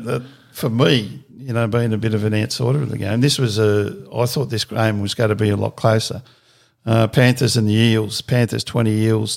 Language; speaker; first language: English; native; English